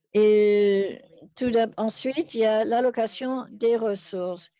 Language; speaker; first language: French; non-native, fluent; English